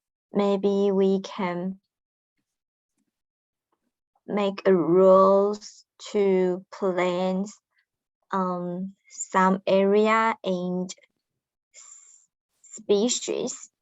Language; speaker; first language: English; non-native, learner; Chinese